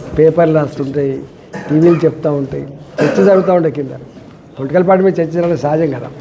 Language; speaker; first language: Telugu; native; Telugu